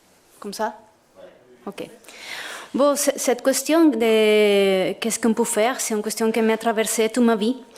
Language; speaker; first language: French; non-native, fluent; Spanish